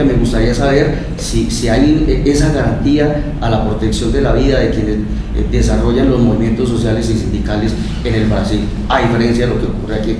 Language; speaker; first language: Spanish; native; Spanish